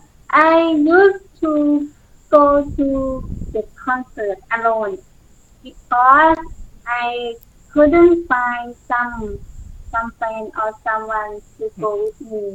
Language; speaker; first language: English; non-native, learner; Thai